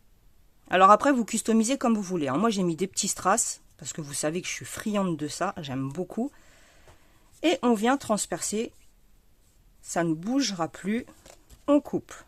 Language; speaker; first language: French; native; French